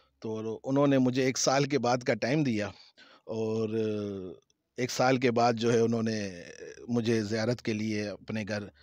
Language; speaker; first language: Urdu; native; Urdu